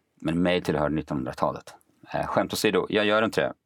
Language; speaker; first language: Swedish; early bilingual, other home language; Kurdish